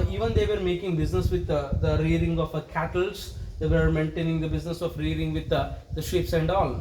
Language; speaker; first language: English; non-native, local second language; Kannada